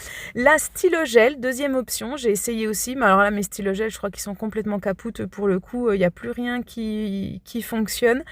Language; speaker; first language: French; native; French